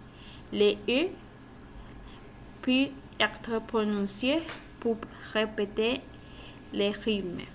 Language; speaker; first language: French; non-native, learner; Spanish